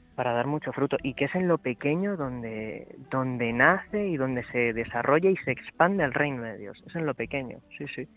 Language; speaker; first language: Spanish; native; Spanish